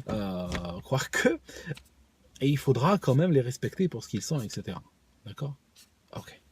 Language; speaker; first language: French; native; French